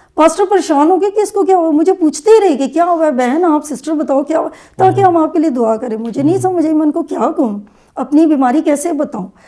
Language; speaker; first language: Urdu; native; Urdu